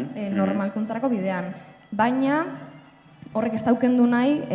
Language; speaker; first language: Basque; native; Basque